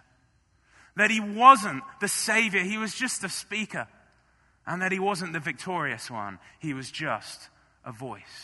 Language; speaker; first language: English; native; English